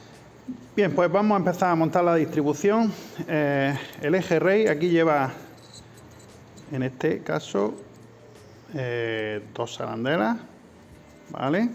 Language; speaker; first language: Spanish; native; Spanish